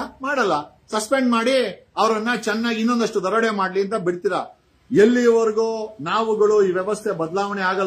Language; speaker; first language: Kannada; native; Kannada